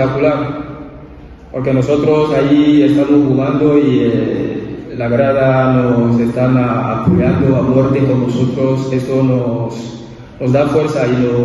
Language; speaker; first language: Spanish; non-native, learner; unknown